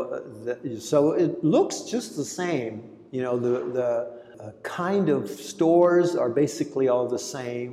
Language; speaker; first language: English; early bilingual, other home language; Greek